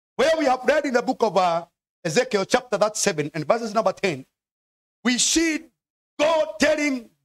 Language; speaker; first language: English; non-native, local second language; Swahili